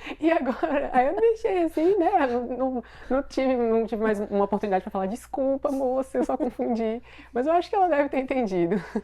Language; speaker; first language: Portuguese; native; Portuguese